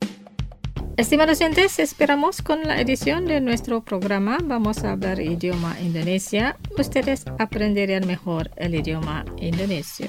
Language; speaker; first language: Spanish; non-native, fluent; Indonesian